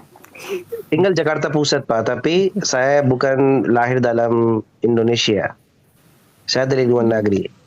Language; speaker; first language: Indonesian; non-native, learner; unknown